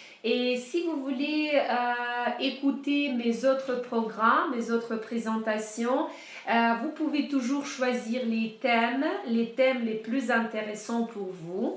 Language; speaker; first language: French; non-native, fluent; Russian